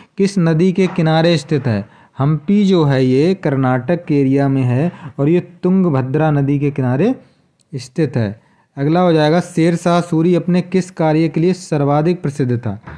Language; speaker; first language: Hindi; native; Hindi